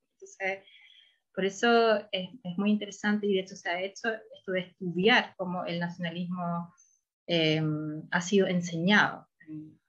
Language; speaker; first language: Spanish; early bilingual, heritage; Spanish